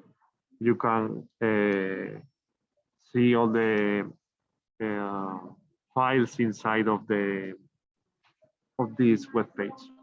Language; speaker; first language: English; non-native, learner; Spanish